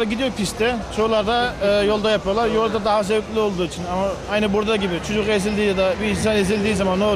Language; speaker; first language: Turkish; early bilingual, heritage; Turkish